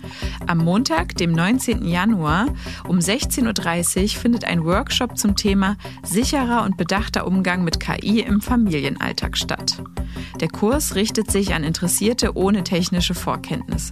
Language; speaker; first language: German; native; German